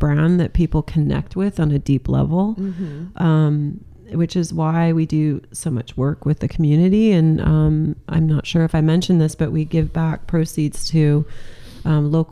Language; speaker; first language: English; native; English